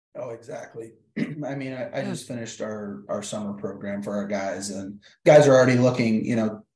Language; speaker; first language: English; native; English